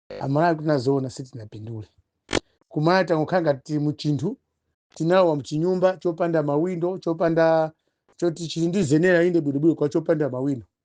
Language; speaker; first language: Nyanja; non-native, local second language; Tumbuka